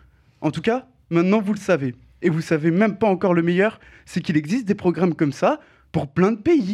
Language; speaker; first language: French; native; French